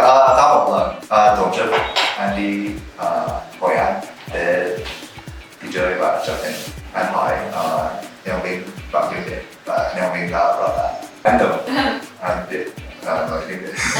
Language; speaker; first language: Vietnamese; non-native, learner; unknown